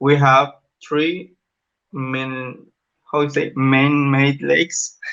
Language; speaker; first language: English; non-native, learner; Spanish